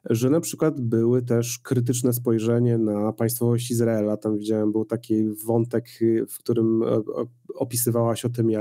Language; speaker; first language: Polish; native; Polish